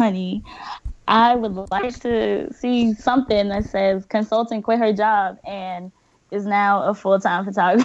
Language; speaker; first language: English; native; English